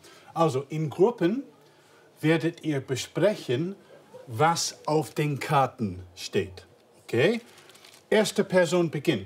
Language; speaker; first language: German; non-native, fluent; English